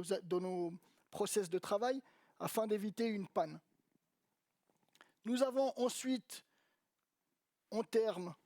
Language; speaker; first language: French; native; French